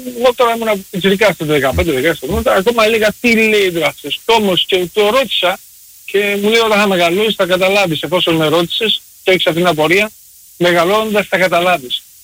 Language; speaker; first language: Greek; early bilingual, heritage; Greek